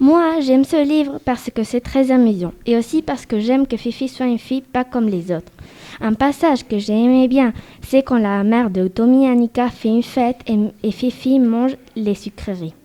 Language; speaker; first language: French; non-native, fluent; Spanish